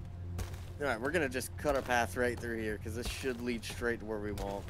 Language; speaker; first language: English; native; English